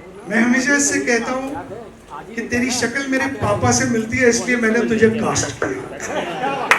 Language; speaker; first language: Hindi; native; Hindi